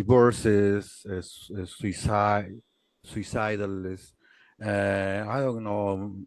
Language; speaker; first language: English; non-native, learner; Spanish